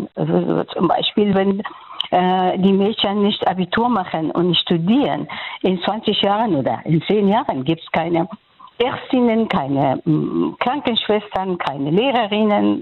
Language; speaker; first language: German; non-native, fluent; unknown